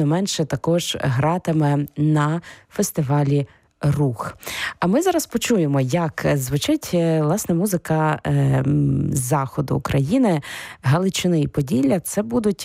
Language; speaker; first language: Ukrainian; native; Ukrainian